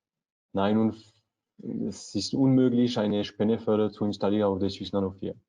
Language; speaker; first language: German; non-native, learner; French